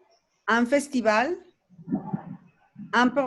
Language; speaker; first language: French; non-native, learner; Spanish